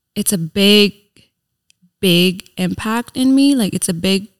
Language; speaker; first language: English; early bilingual, other home language; Filipino